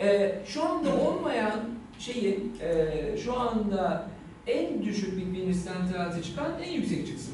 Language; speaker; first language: Turkish; native; Turkish